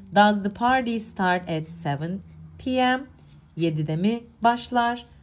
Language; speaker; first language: English; non-native, fluent; Turkish